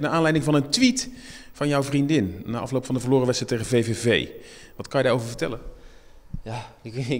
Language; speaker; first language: Dutch; native; Dutch